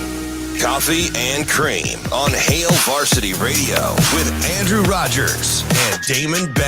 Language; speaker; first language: English; native; English